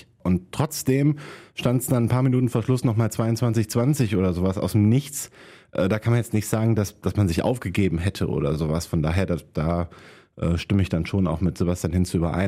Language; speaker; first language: German; native; German